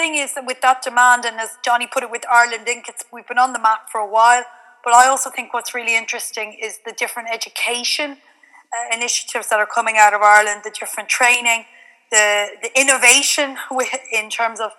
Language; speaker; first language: English; native; English